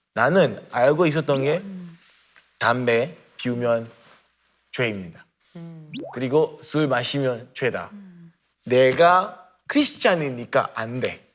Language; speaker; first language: Korean; non-native, fluent; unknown